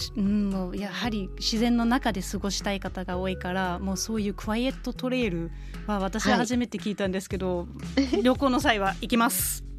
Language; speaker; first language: Japanese; non-native, fluent; German